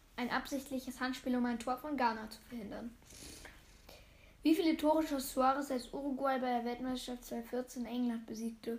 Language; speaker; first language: German; native; German